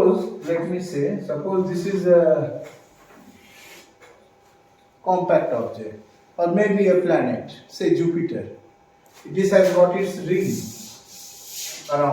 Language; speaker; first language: English; non-native, local second language; Bangla